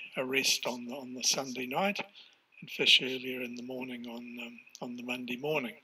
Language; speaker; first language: English; native; English